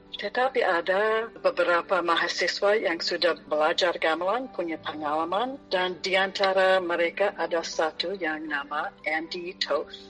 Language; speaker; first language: Indonesian; non-native, fluent; English